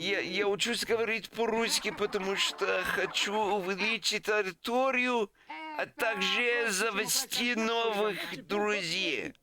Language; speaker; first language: Russian; non-native, learner; English